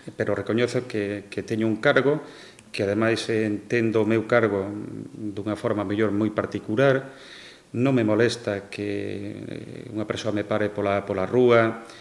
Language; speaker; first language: Galician; native; Galician